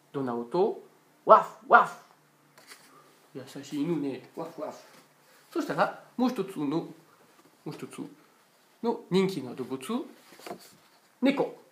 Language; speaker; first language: Japanese; non-native, fluent; French